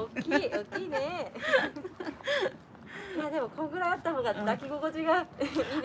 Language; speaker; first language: Japanese; native; Japanese